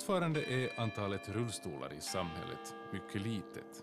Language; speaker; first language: Swedish; native; Swedish